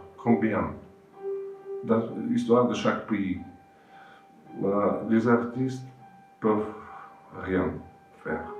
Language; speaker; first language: French; non-native, fluent; Russian